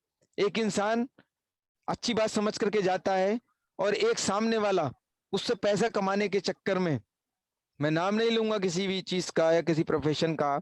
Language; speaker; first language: Hindi; native; Hindi